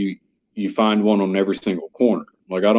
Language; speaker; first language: English; native; English